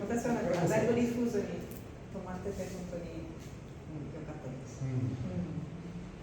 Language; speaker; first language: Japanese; non-native, learner; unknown